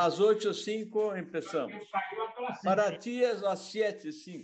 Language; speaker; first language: Spanish; non-native, learner; Portuguese